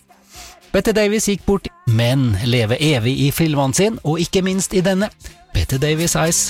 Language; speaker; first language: Norwegian; native; Norwegian